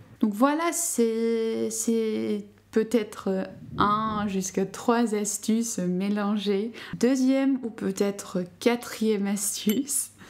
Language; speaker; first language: French; non-native, fluent; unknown